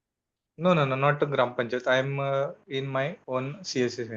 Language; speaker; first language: English; non-native, learner; Hindi